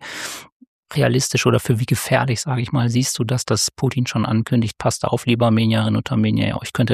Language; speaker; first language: German; native; German